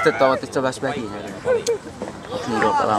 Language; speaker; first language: Finnish; native; Finnish